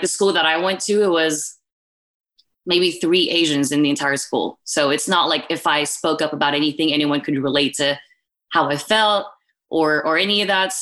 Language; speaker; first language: English; non-native, local second language; Filipino